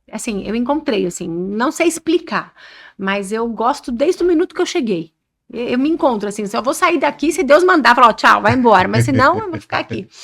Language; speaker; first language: Portuguese; native; Portuguese